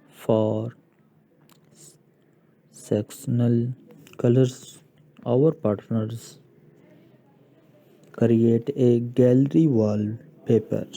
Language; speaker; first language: English; non-native, local second language; Urdu